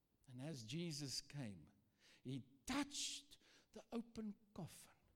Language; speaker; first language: English; non-native, local second language; Afrikaans